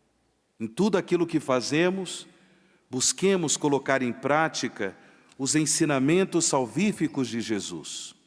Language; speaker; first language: Portuguese; native; Portuguese